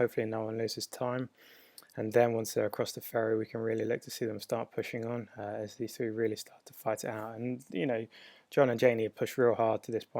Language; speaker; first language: English; native; English